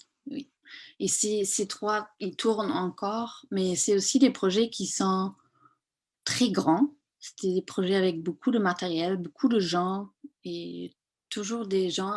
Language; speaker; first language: French; non-native, fluent; German